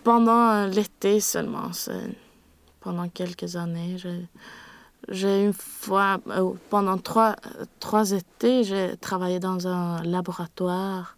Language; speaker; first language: French; non-native, learner; Swedish